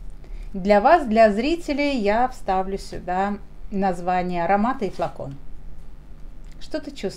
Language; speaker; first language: Russian; native; Russian